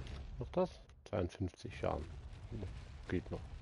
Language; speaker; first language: German; native; German